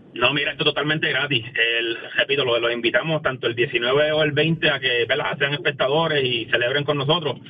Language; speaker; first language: Spanish; native; Spanish